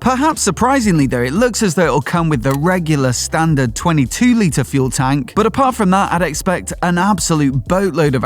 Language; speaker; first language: English; native; English